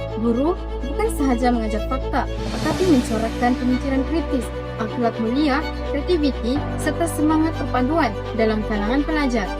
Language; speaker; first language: Malay; native; Malay